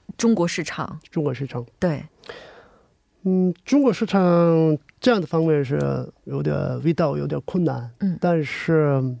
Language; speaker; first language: Chinese; non-native, learner; Korean